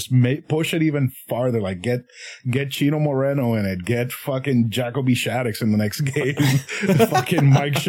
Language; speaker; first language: English; non-native, fluent; Spanish